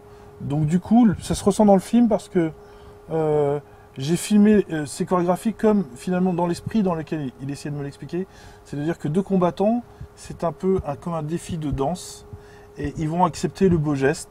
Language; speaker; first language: French; native; French